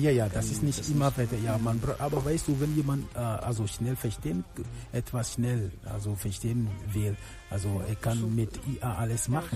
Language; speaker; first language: German; non-native, fluent; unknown